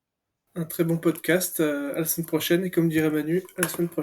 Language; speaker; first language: French; native; French